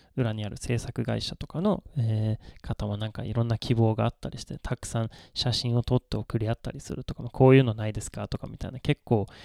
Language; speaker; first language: Japanese; non-native, fluent; Swedish